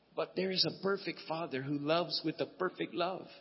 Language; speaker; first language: English; non-native, local second language; Filipino